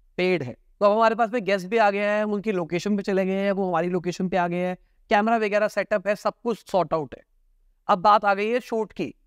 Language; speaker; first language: Hindi; native; Hindi